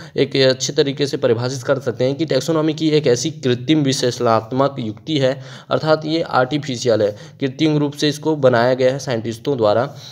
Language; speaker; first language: Hindi; native; Hindi